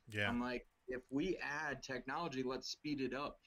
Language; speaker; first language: English; native; English